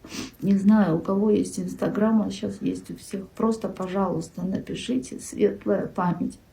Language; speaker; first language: Russian; non-native, local second language; Kyrgyz